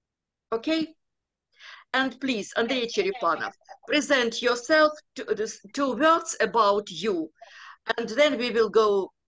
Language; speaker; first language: English; non-native, learner; Ukrainian